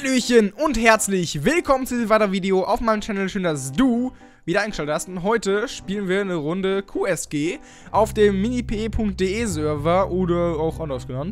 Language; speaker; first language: German; native; German